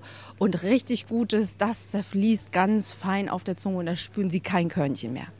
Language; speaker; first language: German; native; German